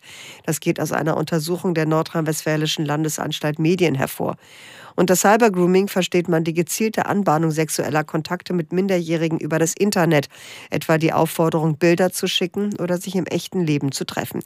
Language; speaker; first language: German; native; German